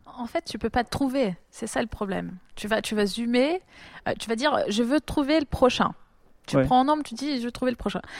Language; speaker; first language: French; non-native, fluent; Portuguese